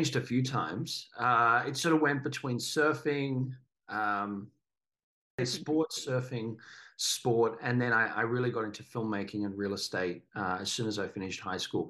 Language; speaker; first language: English; native; English